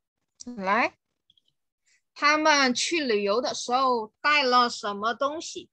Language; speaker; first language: Chinese; non-native, fluent; Vietnamese